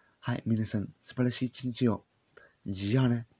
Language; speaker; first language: Japanese; non-native, learner; English